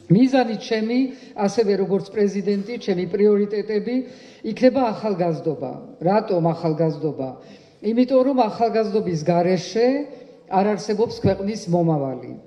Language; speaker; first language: Georgian; early bilingual, heritage; Georgian